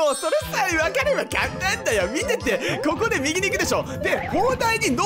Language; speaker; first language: Japanese; native; Japanese